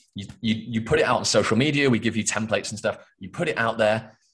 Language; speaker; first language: English; native; English